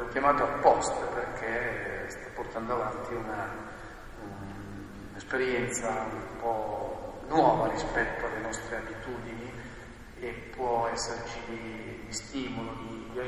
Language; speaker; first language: Italian; native; Italian